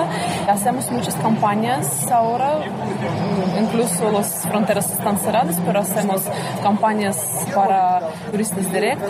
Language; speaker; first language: Spanish; non-native, learner; Russian